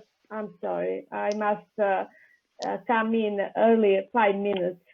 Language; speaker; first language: English; non-native, learner; Serbian